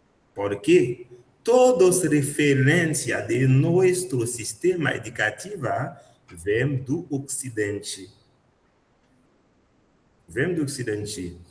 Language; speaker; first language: Portuguese; non-native, learner; Haitian Creole